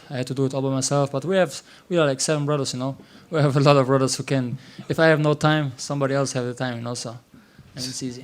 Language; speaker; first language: English; non-native, fluent; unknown